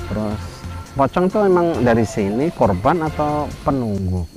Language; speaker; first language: Indonesian; native; Indonesian